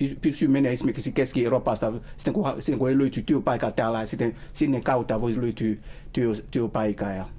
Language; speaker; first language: Finnish; non-native, learner; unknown